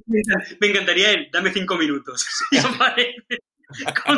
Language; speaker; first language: Spanish; native; Spanish